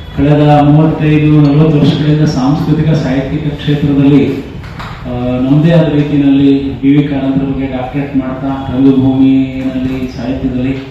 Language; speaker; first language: Kannada; non-native, local second language; Lambadi